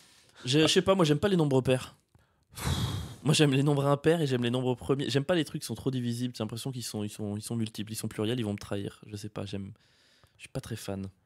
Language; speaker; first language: French; native; French